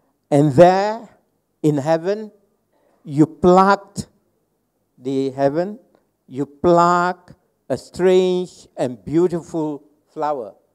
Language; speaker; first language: English; non-native, local second language; Malay